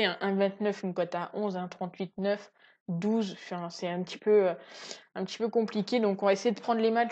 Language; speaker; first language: French; native; French